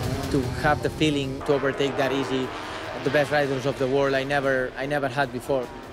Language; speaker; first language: English; non-native, fluent; Spanish